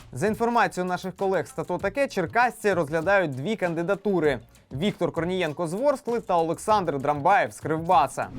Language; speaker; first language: Ukrainian; native; Ukrainian